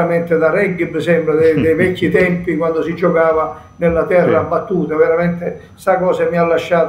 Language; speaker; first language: Italian; native; Italian